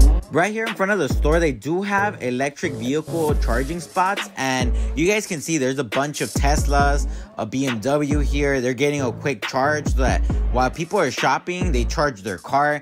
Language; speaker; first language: English; early bilingual, other home language; Spanish